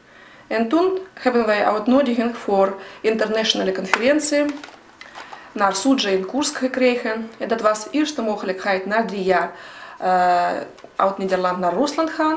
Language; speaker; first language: Dutch; non-native, fluent; Russian